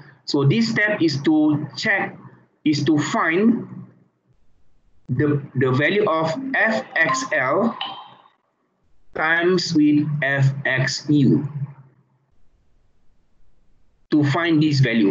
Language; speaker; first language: English; non-native, local second language; Malay